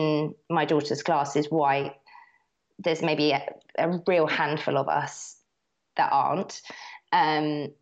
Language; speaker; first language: English; native; English